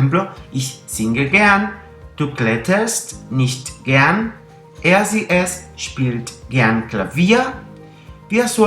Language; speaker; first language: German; non-native, fluent; Spanish